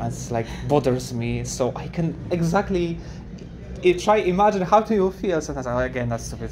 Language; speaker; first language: English; non-native, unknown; Polish